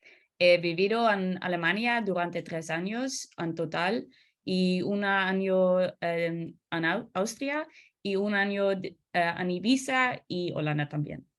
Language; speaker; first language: Spanish; non-native, learner; Dutch